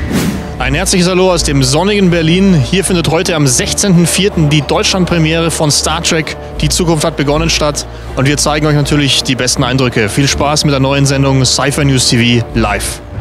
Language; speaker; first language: German; native; German